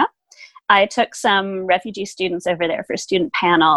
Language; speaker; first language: English; early bilingual, other home language; German